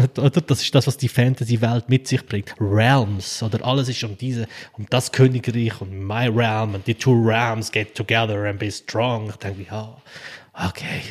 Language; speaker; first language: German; early bilingual, other home language; Albanian